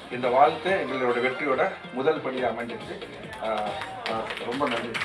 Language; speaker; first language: Tamil; native; Tamil